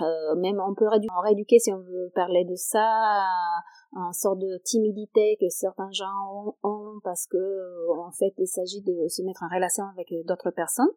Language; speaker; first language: French; non-native, fluent; Italian